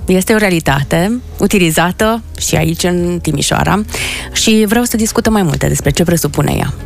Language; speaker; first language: Romanian; native; Romanian